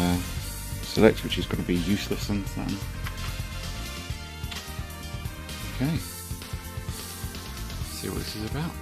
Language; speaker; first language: English; native; English